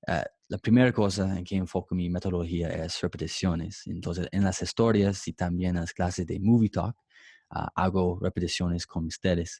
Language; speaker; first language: Spanish; non-native, fluent; English